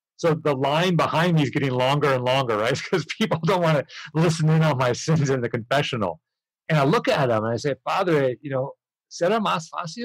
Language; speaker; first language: English; early bilingual, other home language; Spanish